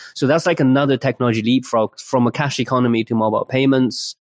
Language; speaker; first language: English; early bilingual, other home language; Chinese